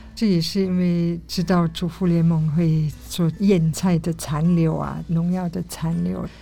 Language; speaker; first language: Chinese; non-native, fluent; German